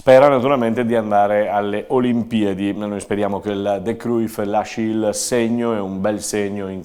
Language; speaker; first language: Italian; native; Italian